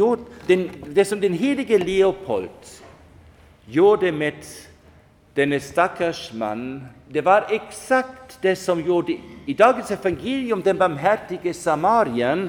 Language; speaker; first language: Swedish; non-native, fluent; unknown